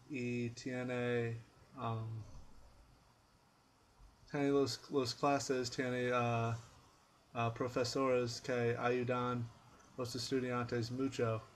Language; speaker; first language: Spanish; non-native, learner; English